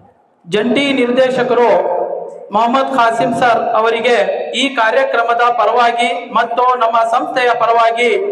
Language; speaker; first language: Kannada; native; Kannada